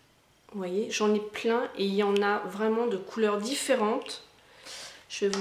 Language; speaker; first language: French; native; French